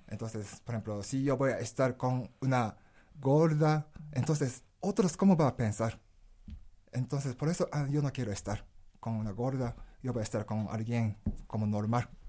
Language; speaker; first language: Spanish; non-native, learner; Japanese